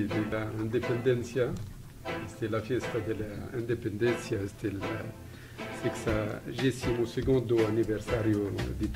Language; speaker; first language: Spanish; non-native, fluent; Arabic